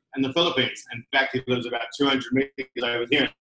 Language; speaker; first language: English; native; English